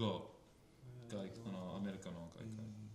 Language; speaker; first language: Japanese; non-native, learner; English